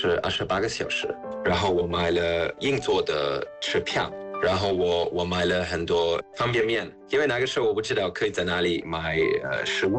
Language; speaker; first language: Chinese; non-native, fluent; German